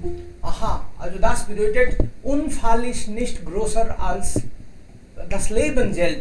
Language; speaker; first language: German; non-native, learner; Hindi